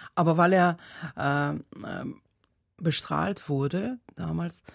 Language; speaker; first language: German; non-native, fluent; Tajik